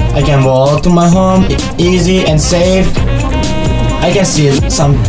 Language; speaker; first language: English; non-native, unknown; Turkish